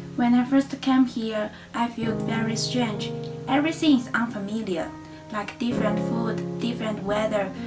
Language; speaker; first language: English; non-native, learner; Chinese